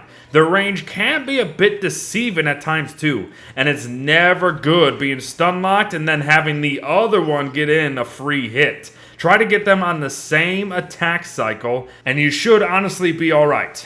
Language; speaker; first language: English; native; English